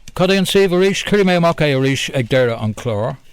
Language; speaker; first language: Irish; non-native, local second language; English